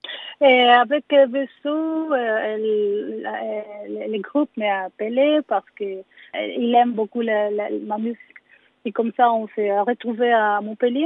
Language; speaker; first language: French; non-native, learner; Spanish